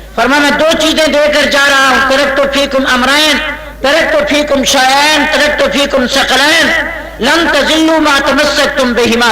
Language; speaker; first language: Urdu; non-native, local second language; Saraiki